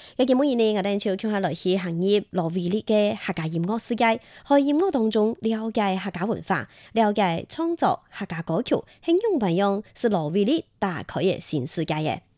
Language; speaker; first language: Chinese; non-native, local second language; Hakka Chinese